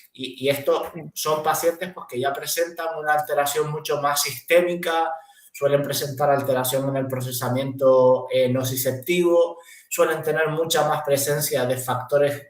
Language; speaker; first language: Spanish; native; Spanish